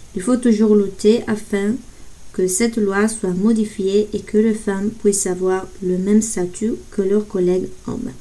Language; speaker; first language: French; non-native, fluent; Italian